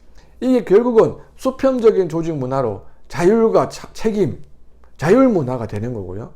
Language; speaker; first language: Korean; native; Korean